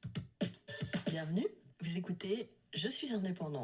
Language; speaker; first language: French; native; French